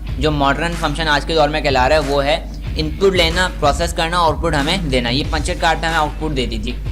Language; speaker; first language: Urdu; native; Urdu